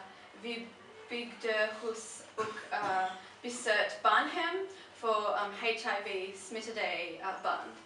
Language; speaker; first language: Swedish; non-native, learner; English